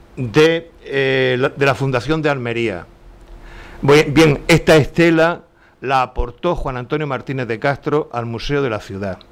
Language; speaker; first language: Spanish; native; Spanish